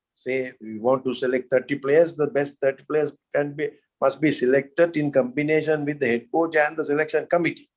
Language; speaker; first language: English; non-native, local second language; Sinhala